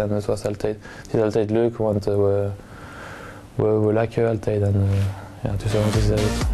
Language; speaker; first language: Dutch; non-native, local second language; French